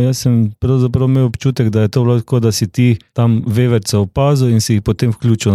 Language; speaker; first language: Slovenian; native; Slovenian